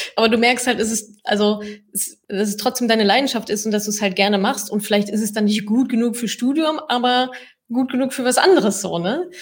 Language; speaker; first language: German; native; German